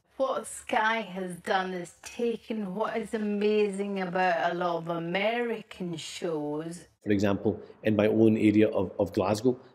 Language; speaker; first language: English; native; English